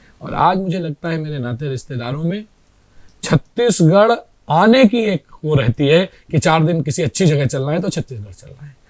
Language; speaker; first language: Hindi; native; Hindi